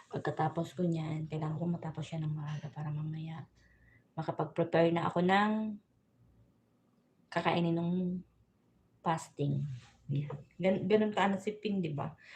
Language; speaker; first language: Filipino; non-native, local second language; Bikol